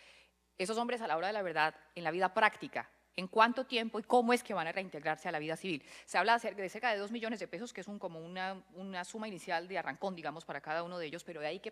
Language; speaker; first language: Spanish; native; Spanish